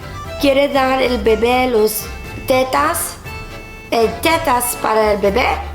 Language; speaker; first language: Spanish; non-native, learner; English